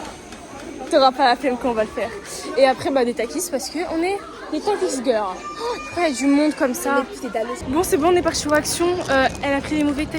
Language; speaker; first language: French; native; French